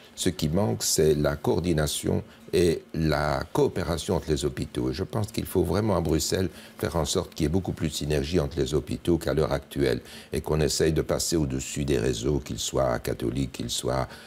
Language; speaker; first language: French; native; French